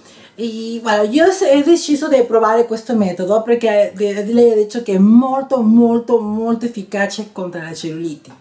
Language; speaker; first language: Italian; non-native, learner; Spanish